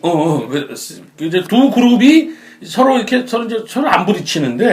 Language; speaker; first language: Korean; native; Korean